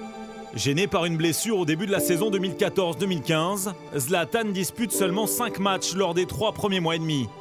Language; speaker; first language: French; native; French